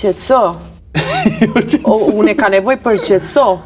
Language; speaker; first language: Albanian; early bilingual, heritage; Albanian